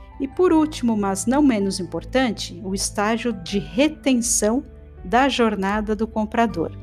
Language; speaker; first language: Portuguese; native; Portuguese